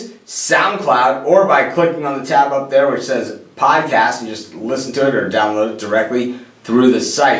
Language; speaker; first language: English; native; English